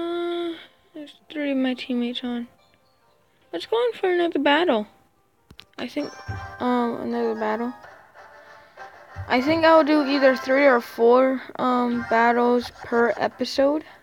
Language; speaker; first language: English; native; English